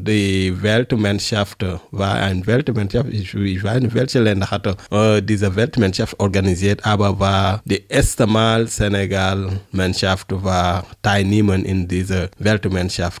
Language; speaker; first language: German; non-native, learner; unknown